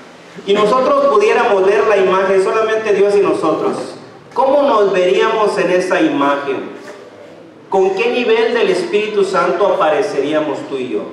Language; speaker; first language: Spanish; native; Spanish